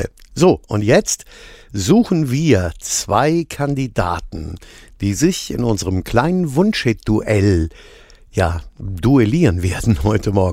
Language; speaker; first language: German; native; German